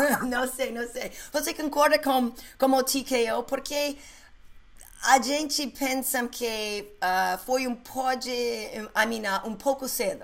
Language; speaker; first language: Portuguese; non-native, learner; English